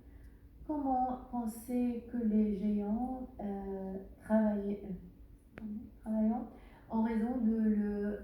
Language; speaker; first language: French; non-native, learner; Arabic